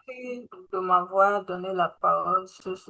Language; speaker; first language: French; non-native, learner; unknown